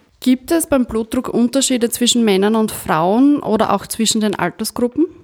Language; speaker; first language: German; native; German